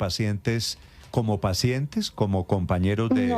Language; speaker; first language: Spanish; native; Spanish